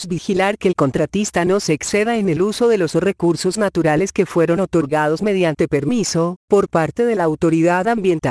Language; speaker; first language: Spanish; native; Spanish